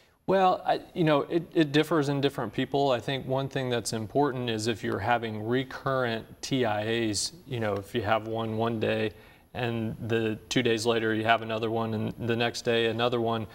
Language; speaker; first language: English; native; English